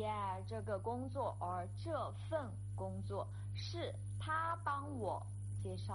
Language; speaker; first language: Chinese; non-native, fluent; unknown